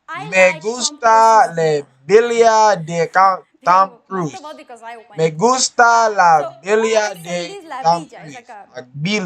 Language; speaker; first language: Spanish; non-native, learner; English